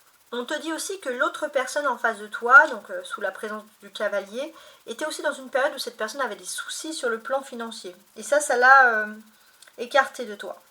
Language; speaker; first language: French; native; French